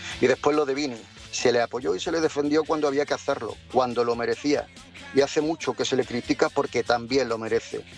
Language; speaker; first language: Spanish; native; Spanish